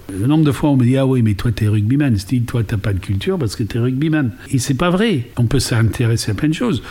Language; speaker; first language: French; non-native, fluent; English